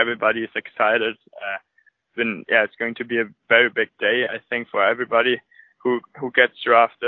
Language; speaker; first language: English; non-native, fluent; German